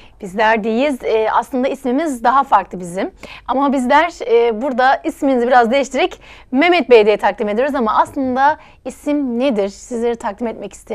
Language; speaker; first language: Turkish; native; Turkish